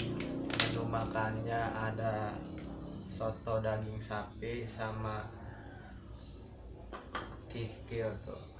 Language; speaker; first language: Indonesian; non-native, local second language; Sundanese